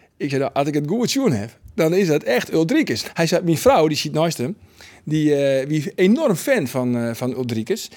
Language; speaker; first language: Dutch; non-native, local second language; Western Frisian